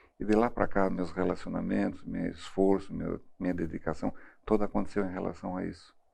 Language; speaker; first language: Portuguese; early bilingual, other home language; German